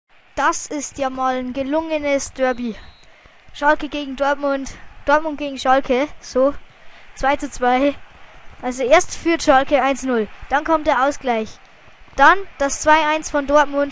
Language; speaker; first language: German; native; German